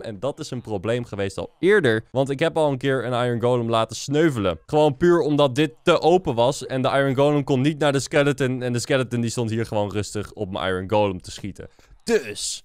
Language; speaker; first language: Dutch; native; Dutch